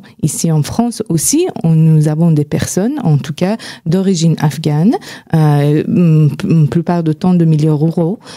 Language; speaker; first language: French; non-native, fluent; Persian